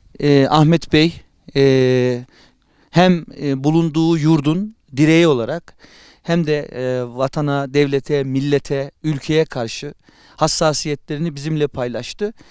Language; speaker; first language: Turkish; native; Turkish